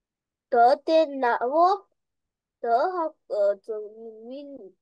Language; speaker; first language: Vietnamese; early bilingual, heritage; Vietnamese